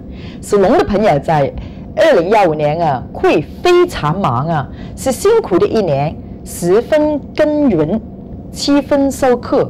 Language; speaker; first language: Chinese; non-native, local second language; Cantonese